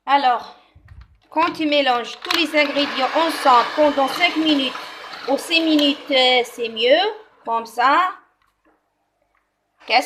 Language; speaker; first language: French; non-native, local second language; Arabic